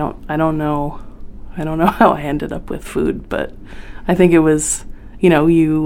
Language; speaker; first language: English; native; English